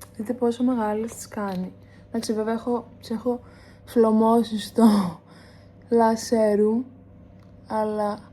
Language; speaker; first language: Greek; native; Greek